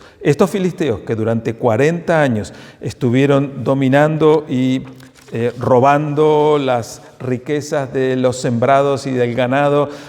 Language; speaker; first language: Spanish; native; Spanish